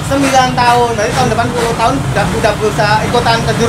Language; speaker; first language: Indonesian; native; Indonesian